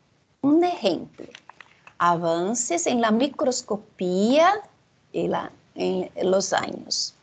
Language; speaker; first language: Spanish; non-native, fluent; Portuguese